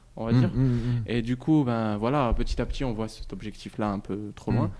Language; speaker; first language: French; non-native, local second language; Arabic